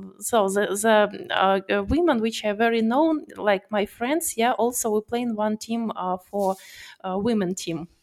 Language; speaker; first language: English; non-native, learner; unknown